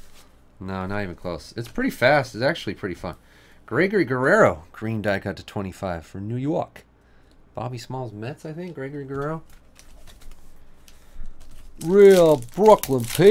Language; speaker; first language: English; native; English